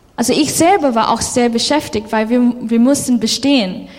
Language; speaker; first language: German; non-native, fluent; English